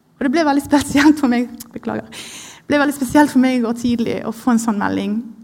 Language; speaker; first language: Norwegian; native; Norwegian